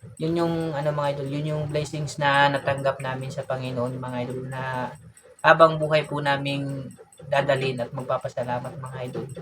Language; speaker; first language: Filipino; native; Filipino